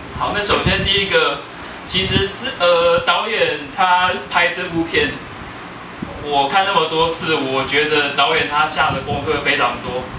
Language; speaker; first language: Chinese; native; Chinese